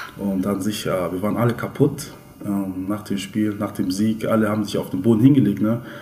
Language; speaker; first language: German; early bilingual, other home language; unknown